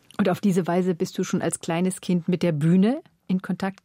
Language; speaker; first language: German; native; German